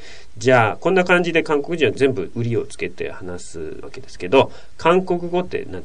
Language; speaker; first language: Japanese; native; Japanese